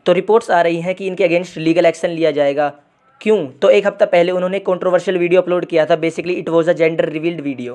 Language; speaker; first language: Hindi; native; Hindi